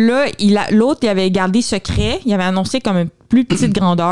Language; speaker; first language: French; native; French